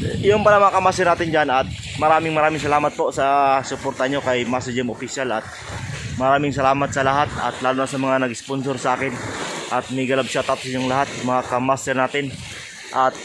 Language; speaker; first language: Filipino; non-native, local second language; Bikol